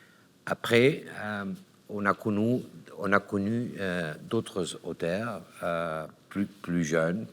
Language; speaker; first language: French; non-native, learner; Catalan